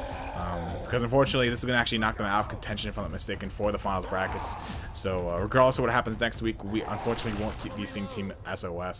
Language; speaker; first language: English; native; English